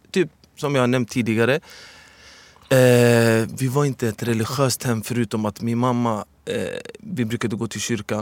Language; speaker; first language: Swedish; early bilingual, other home language; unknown